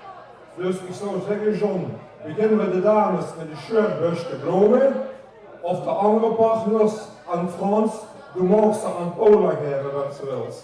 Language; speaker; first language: Dutch; non-native, local second language; Limburgish